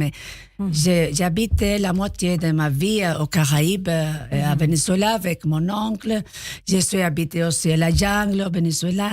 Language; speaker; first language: French; non-native, learner; Spanish